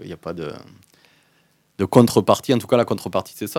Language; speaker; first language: French; native; French